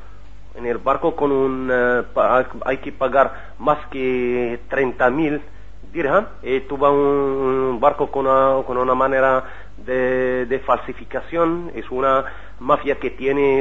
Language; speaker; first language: Spanish; non-native, learner; Arabic